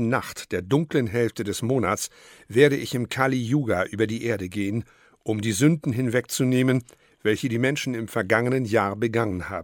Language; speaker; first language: German; native; German